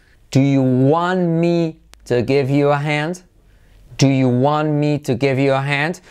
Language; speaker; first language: English; non-native, fluent; Spanish